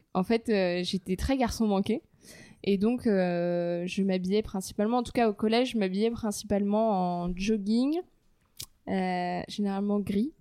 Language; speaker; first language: French; native; French